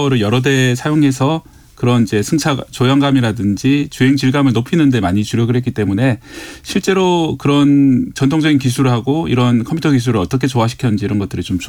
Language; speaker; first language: Korean; native; Korean